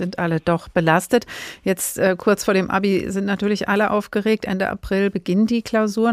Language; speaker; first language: German; native; German